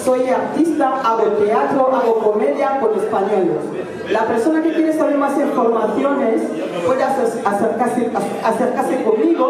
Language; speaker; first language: Spanish; non-native, fluent; Lingala